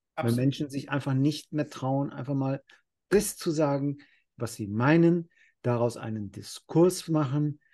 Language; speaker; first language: German; non-native, fluent; Spanish